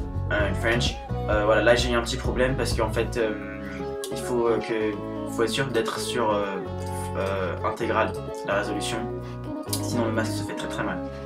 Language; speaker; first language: French; native; French